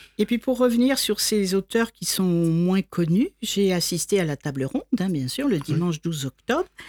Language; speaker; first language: French; native; French